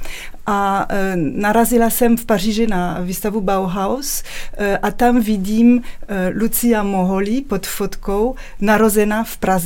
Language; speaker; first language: Czech; non-native, fluent; French